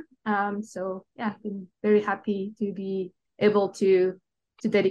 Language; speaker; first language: English; non-native, fluent; French